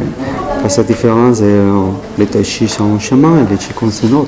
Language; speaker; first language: French; non-native, learner; Spanish